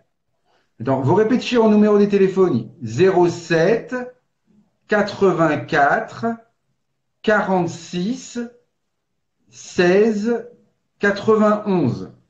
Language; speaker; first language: Portuguese; non-native, fluent; French